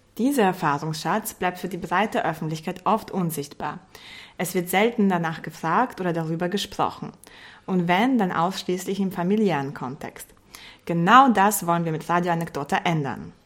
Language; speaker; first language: German; early bilingual, other home language; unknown